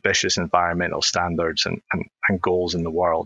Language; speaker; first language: English; native; English